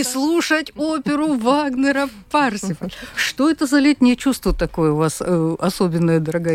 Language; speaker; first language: Russian; native; Russian